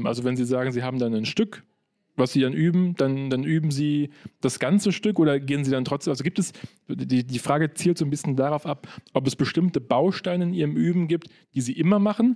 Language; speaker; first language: German; native; German